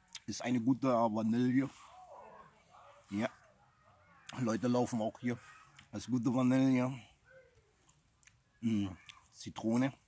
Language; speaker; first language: German; non-native, fluent; English